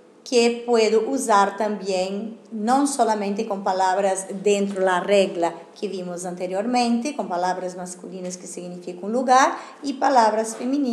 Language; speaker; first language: Spanish; non-native, fluent; Portuguese